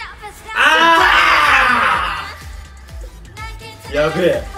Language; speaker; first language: Japanese; native; Japanese